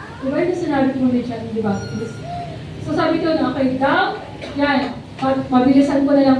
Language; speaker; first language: Filipino; native; Filipino